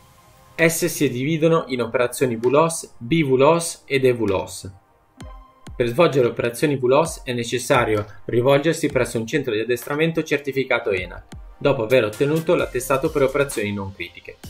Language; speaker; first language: Italian; native; Italian